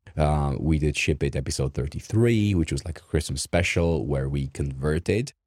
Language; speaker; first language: English; non-native, fluent; Romanian